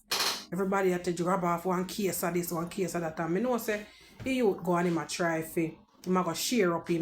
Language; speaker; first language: English; native; English